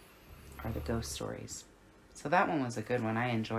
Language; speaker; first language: English; native; English